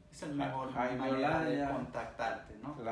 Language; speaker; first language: Spanish; early bilingual, other home language; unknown